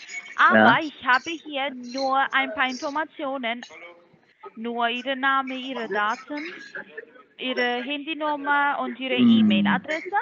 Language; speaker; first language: German; non-native, learner; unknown